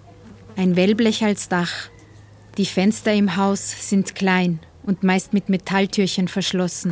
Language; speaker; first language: German; native; German